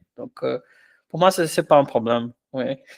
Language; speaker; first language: French; non-native, fluent; Portuguese